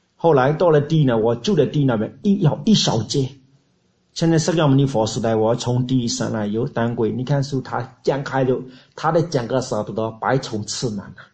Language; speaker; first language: Chinese; non-native, learner; Burmese